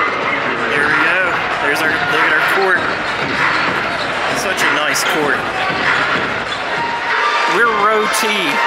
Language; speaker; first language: English; native; English